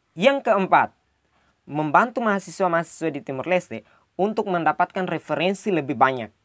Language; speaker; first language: Indonesian; non-native, local second language; Tetum